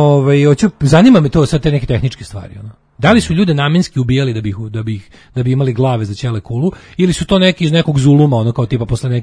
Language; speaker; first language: Serbian; native; Serbian